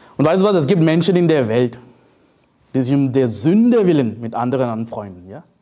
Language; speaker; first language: German; non-native, fluent; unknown